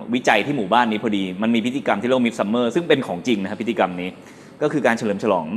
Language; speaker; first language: Thai; native; Thai